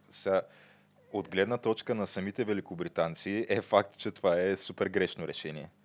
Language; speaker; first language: Bulgarian; native; Bulgarian